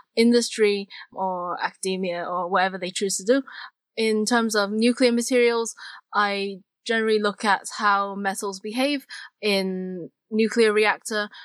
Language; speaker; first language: English; non-native, local second language; Cantonese